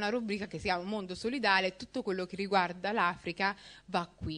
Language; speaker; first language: Italian; early bilingual, other home language; Somali